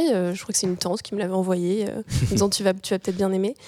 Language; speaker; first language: French; native; French